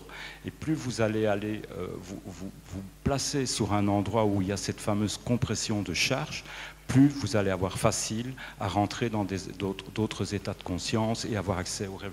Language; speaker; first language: French; native; French